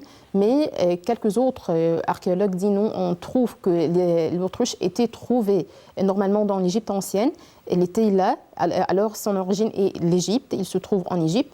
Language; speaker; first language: French; non-native, learner; Arabic